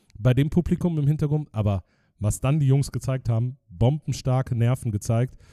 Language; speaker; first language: German; native; German